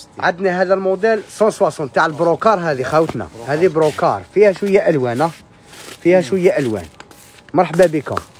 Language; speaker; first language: Arabic; native; Arabic